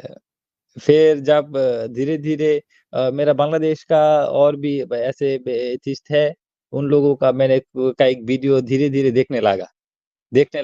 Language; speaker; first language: Hindi; non-native, learner; Bangla